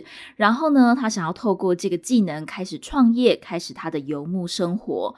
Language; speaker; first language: Chinese; native; Chinese